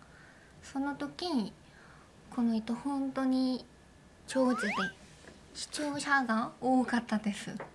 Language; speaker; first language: Japanese; non-native, learner; Korean